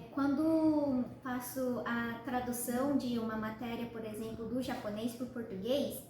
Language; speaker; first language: Portuguese; early bilingual, heritage; Portuguese